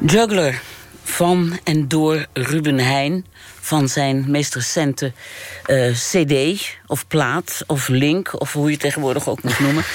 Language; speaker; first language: Dutch; native; Dutch